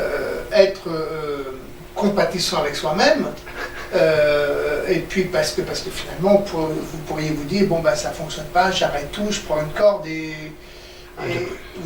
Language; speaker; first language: French; native; French